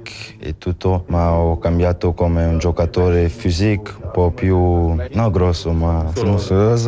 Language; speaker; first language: Italian; non-native, local second language; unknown